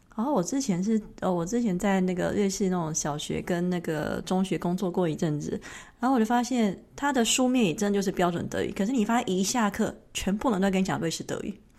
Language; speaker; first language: Chinese; native; Chinese